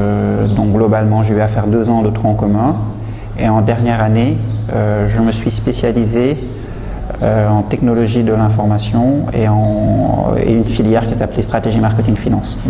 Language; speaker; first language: French; non-native, local second language; Wolof